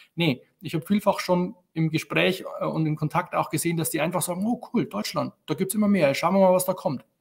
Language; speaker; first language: German; native; German